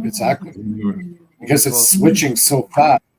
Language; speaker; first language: English; native; English